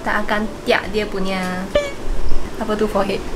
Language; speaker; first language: Indonesian; non-native, learner; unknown